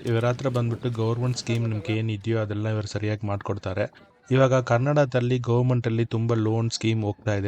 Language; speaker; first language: Kannada; non-native, local second language; Tamil